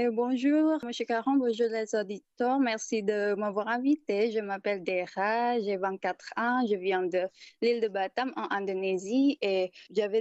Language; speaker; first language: French; non-native, fluent; Indonesian